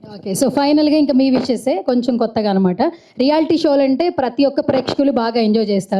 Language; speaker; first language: Telugu; native; Telugu